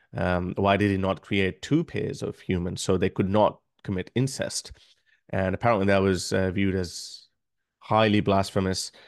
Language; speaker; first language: English; non-native, local second language; Urdu